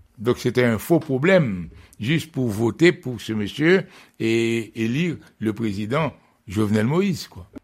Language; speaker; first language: French; non-native, local second language; Haitian Creole